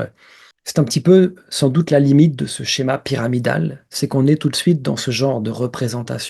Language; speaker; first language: French; native; French